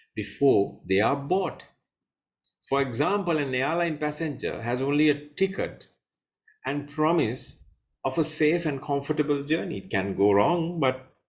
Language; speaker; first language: English; non-native, local second language; Sinhala